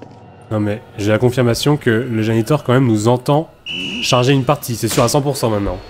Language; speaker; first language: French; native; French